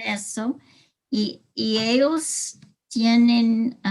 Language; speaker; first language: Spanish; early bilingual, heritage; English